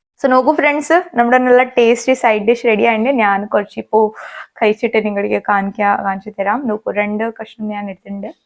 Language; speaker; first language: Malayalam; non-native, learner; Hindi